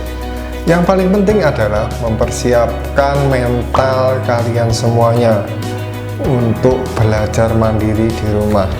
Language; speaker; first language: Indonesian; native; Indonesian